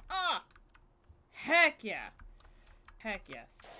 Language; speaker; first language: English; native; English